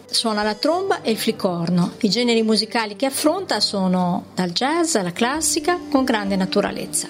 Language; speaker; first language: Italian; native; Italian